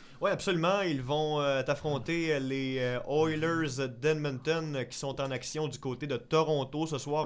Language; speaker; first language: French; native; French